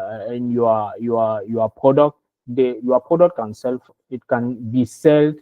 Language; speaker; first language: English; non-native, learner; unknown